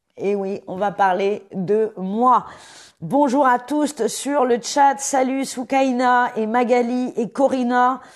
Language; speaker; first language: French; native; French